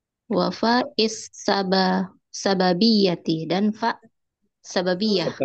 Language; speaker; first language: Arabic; non-native, learner; Indonesian